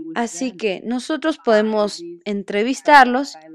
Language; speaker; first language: Spanish; non-native, fluent; Chinese